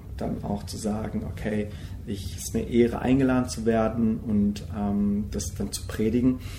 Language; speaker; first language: German; early bilingual, other home language; Korean